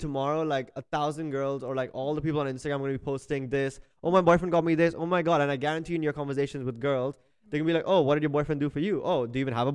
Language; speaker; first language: English; non-native, local second language; Hindi